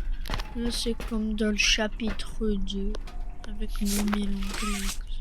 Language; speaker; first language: French; native; French